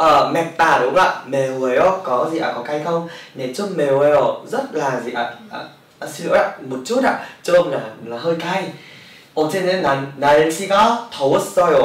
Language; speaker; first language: Korean; non-native, fluent; Vietnamese